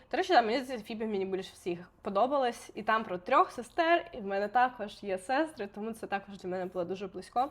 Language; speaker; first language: Ukrainian; non-native, local second language; Russian